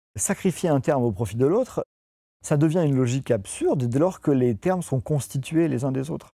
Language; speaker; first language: French; native; French